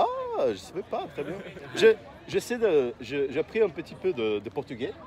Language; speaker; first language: French; non-native, fluent; Portuguese